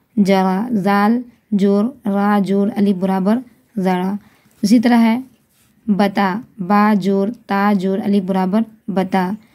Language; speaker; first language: Hindi; native; Hindi